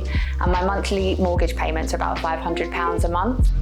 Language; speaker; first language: English; native; English